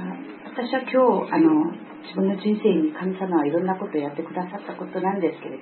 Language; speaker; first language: Japanese; non-native, fluent; Korean